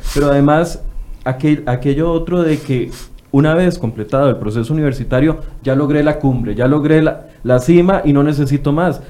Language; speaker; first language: Spanish; native; Spanish